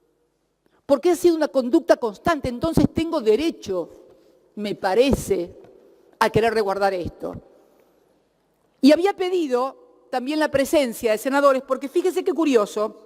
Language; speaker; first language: Spanish; native; Spanish